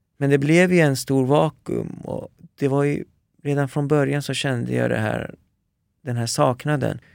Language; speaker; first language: Swedish; early bilingual, other home language; Persian